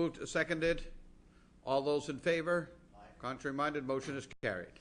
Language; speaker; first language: English; native; English